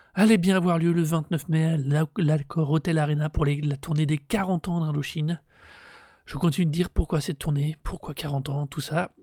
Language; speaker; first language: French; native; French